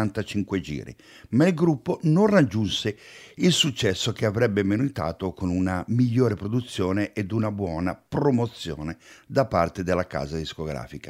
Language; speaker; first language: Italian; native; Italian